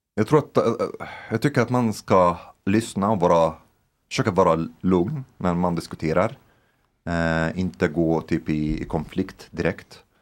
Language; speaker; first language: Swedish; non-native, fluent; Arabic